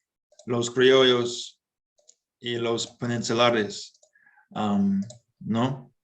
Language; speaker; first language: Spanish; non-native, learner; English